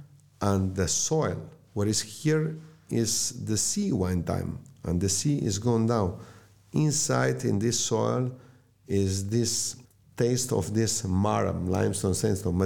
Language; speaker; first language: English; non-native, learner; Slovenian